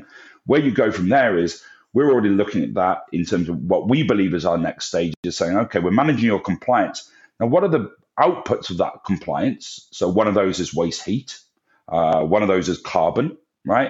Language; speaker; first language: English; native; English